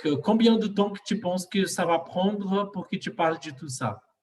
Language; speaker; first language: French; non-native, fluent; Portuguese